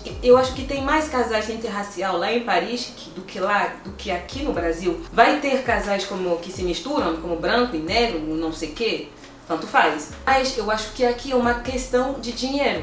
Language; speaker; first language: Portuguese; non-native, fluent; French